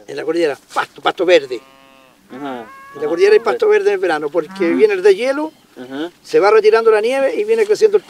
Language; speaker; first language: Spanish; native; Spanish